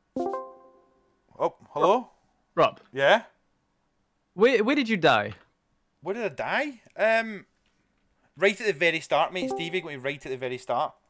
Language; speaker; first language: English; native; English